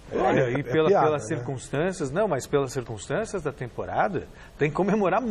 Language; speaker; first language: Portuguese; native; Portuguese